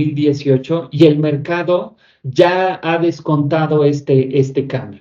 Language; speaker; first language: Spanish; native; Spanish